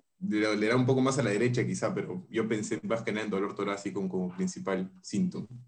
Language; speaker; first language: Spanish; native; Spanish